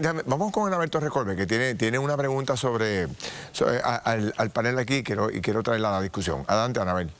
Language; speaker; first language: Spanish; native; Spanish